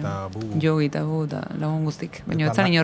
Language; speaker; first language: Basque; native; Basque